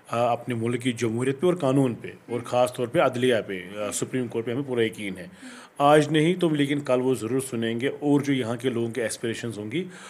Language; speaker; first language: Hindi; non-native, local second language; Kashmiri